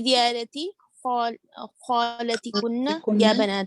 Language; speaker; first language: Arabic; non-native, learner; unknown